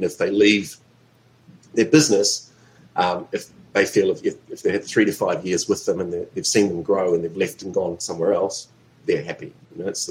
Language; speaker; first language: English; native; English